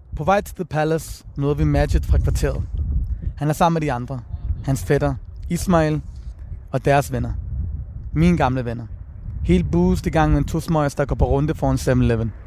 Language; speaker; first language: Danish; early bilingual, other home language; Persian